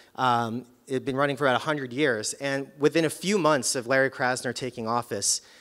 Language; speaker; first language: English; native; English